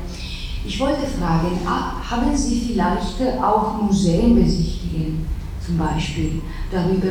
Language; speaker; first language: German; non-native, fluent; Italian